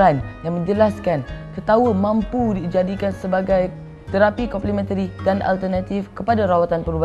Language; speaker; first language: Malay; native; Malay